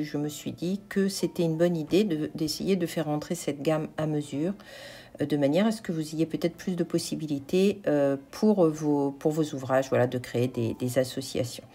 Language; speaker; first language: French; native; French